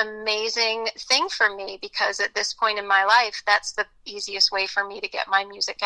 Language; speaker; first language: English; native; English